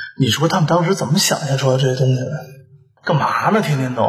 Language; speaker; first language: Chinese; native; Chinese